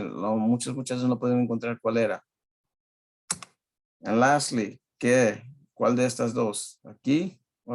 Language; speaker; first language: Spanish; early bilingual, heritage; Spanish